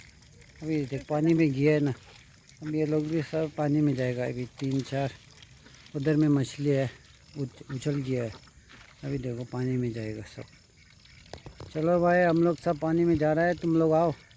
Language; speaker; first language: Hindi; non-native, local second language; Tibetan